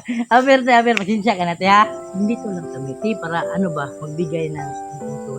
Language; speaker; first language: Filipino; non-native, local second language; Cebuano